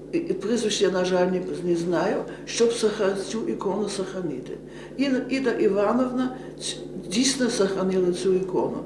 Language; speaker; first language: Ukrainian; early bilingual, heritage; Ukrainian